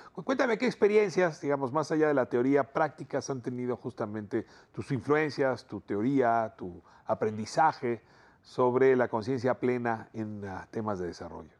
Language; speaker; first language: Spanish; native; Spanish